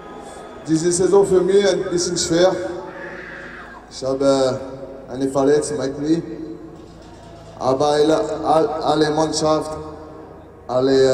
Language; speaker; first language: German; non-native, learner; French